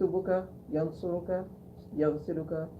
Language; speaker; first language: Arabic; non-native, learner; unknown